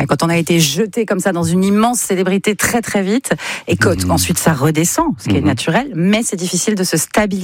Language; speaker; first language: French; native; French